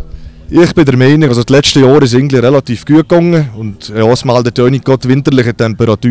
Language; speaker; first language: German; native; German